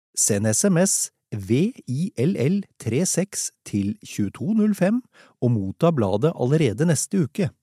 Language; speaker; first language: Norwegian; native; Norwegian